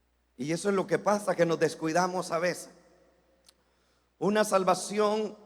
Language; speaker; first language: Spanish; native; Spanish